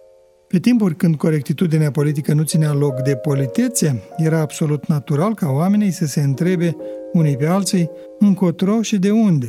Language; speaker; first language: Romanian; native; Romanian